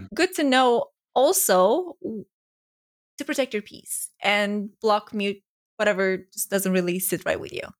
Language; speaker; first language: English; non-native, fluent; Romanian